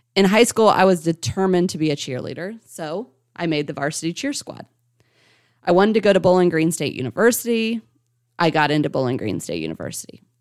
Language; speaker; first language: English; native; English